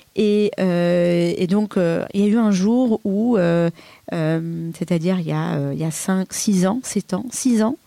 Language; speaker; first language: French; early bilingual, other home language; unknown